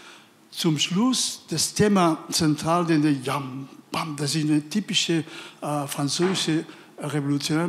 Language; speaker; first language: German; non-native, fluent; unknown